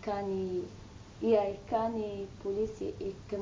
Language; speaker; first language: Dutch; non-native, learner; Arabic